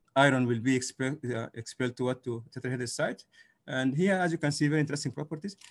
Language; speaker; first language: English; non-native, fluent; Arabic